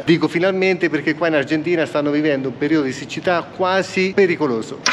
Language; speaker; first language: Italian; native; Italian